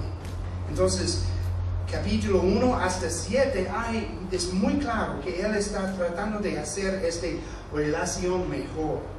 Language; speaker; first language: Spanish; non-native, fluent; English